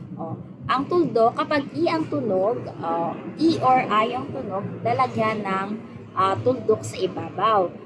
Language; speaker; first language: Filipino; native; Filipino